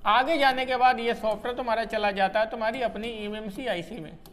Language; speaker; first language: Hindi; native; Hindi